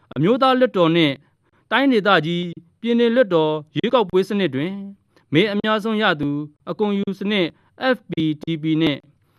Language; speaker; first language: Burmese; non-native, local second language; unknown